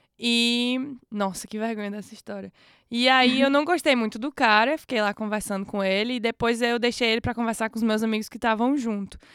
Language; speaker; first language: Portuguese; native; Portuguese